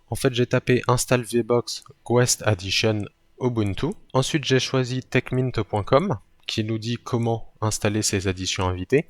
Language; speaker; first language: French; native; French